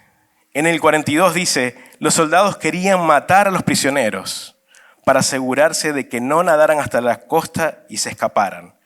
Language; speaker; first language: Spanish; native; Spanish